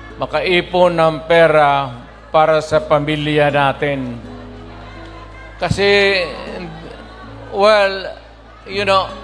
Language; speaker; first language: Filipino; non-native, local second language; Cebuano